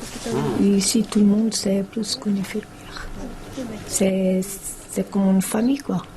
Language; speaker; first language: French; non-native, fluent; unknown